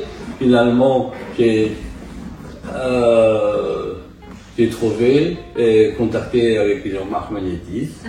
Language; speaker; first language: French; non-native, fluent; Japanese